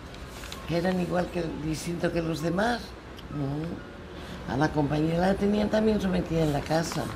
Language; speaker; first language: Spanish; native; Spanish